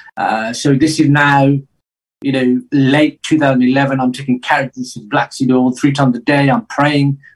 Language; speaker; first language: English; native; English